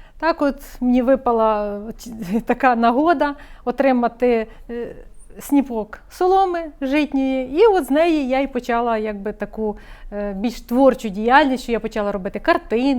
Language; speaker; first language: Ukrainian; native; Ukrainian